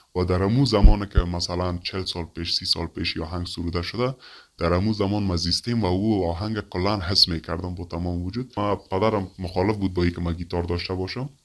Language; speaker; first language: Persian; native; Persian